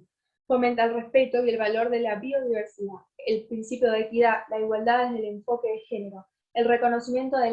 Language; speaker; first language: Spanish; native; Spanish